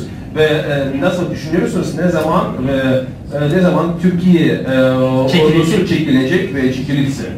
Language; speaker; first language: Turkish; non-native, fluent; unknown